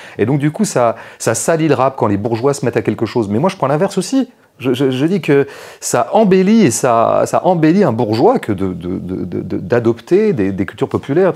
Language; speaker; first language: French; native; French